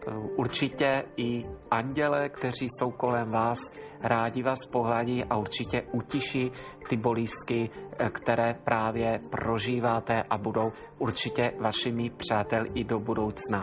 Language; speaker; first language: Czech; native; Czech